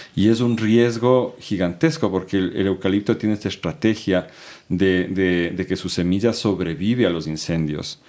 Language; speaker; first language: Spanish; native; Spanish